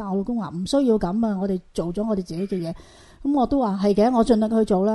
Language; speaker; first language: Cantonese; native; Cantonese